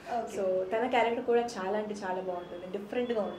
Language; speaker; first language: Telugu; non-native, local second language; Hindi